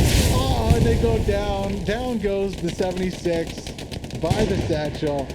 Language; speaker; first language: English; native; English